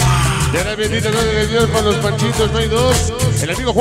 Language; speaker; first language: Spanish; native; Spanish